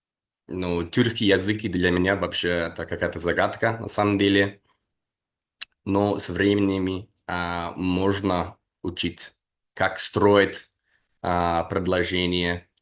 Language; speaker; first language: Russian; non-native, fluent; English